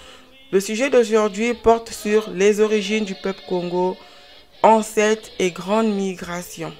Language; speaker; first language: French; non-native, local second language; Kongo